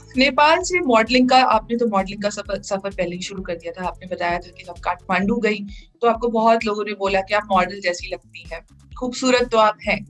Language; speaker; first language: Hindi; native; Hindi